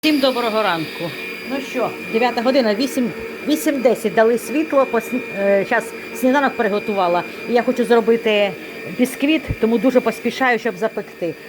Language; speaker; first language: Ukrainian; native; Ukrainian